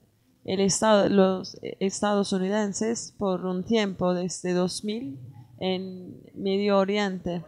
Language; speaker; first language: Spanish; non-native, learner; Kurdish